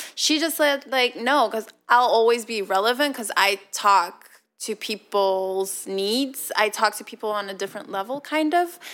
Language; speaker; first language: English; non-native, fluent; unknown